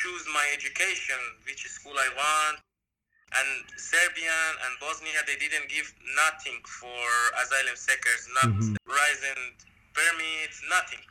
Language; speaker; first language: English; non-native, learner; Persian